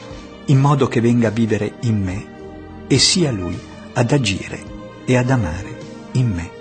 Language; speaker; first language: Italian; native; Italian